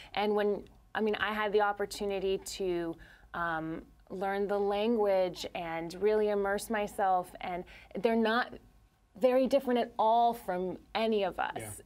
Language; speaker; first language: English; native; English